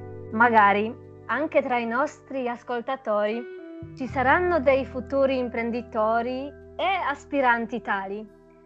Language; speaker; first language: Italian; non-native, fluent; Polish